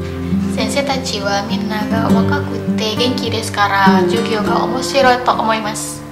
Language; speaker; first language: Japanese; non-native, learner; Indonesian